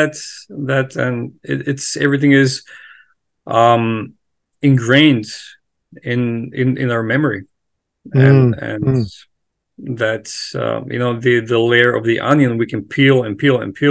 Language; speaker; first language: English; non-native, fluent; Macedonian